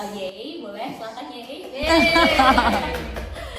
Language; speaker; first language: Indonesian; native; Indonesian